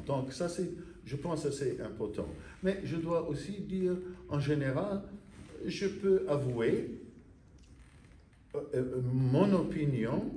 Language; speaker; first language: French; non-native, fluent; English